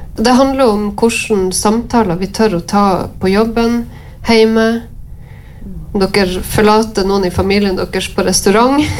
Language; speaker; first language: Norwegian; native; Norwegian